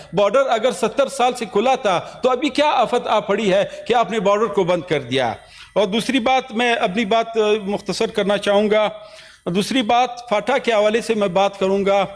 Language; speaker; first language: Urdu; non-native, local second language; Pashto